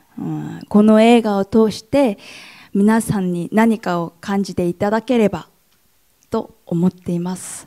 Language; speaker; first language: Japanese; non-native, fluent; Korean